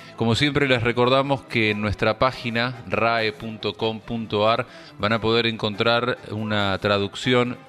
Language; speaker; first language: Spanish; native; Spanish